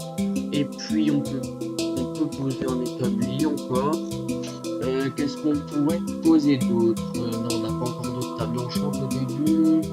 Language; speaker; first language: French; native; French